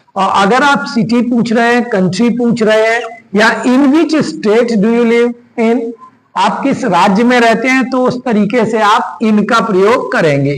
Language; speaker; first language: Hindi; native; Hindi